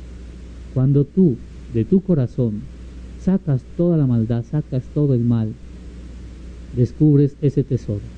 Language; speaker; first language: Spanish; native; Spanish